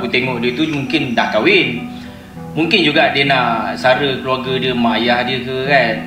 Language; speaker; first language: Malay; native; Malay